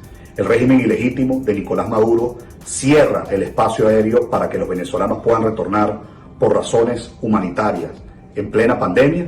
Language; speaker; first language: Spanish; native; Spanish